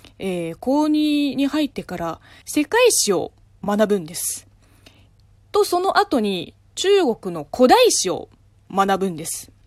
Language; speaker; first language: Japanese; non-native, fluent; Chinese